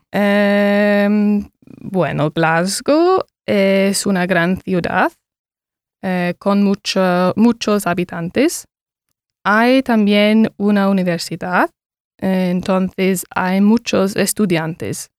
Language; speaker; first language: Spanish; non-native, learner; English